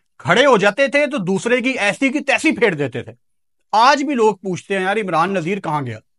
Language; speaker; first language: Urdu; non-native, local second language; Punjabi